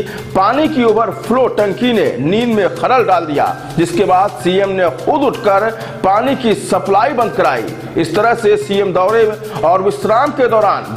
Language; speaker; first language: Hindi; native; Hindi